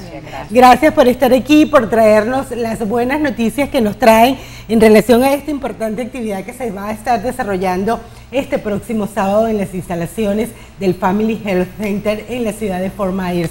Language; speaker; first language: Spanish; native; Spanish